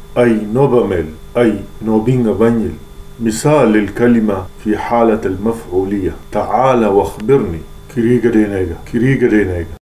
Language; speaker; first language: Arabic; non-native, local second language; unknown